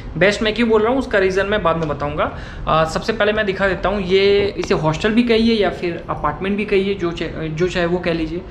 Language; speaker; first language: Hindi; native; Hindi